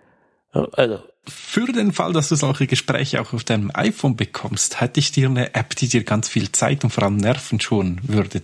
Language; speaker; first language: German; native; German